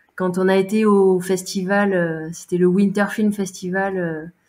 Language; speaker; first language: French; native; French